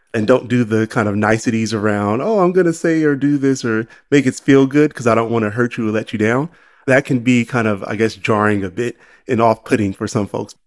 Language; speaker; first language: English; native; English